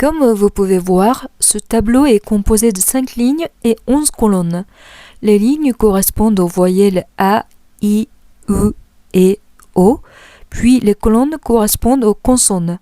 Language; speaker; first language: French; non-native, fluent; Japanese